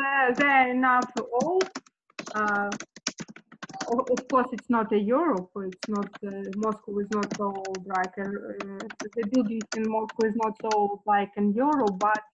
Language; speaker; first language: English; non-native, learner; Russian